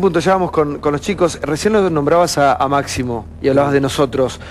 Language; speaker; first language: Spanish; native; Spanish